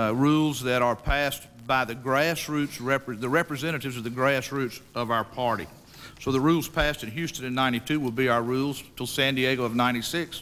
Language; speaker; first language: English; native; English